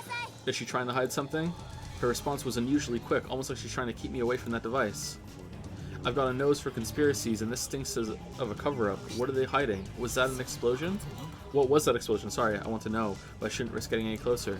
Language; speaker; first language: English; native; English